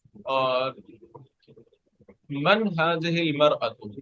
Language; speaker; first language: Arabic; non-native, fluent; Urdu